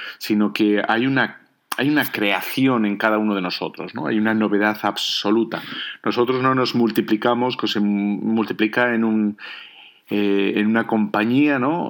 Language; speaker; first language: Spanish; native; Spanish